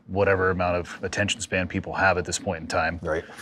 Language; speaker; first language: English; native; English